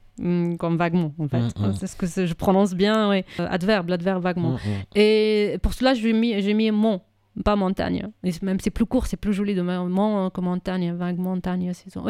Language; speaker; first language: French; non-native, fluent; Arabic